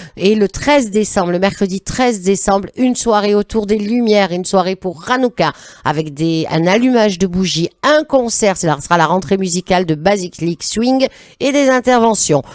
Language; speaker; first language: French; native; French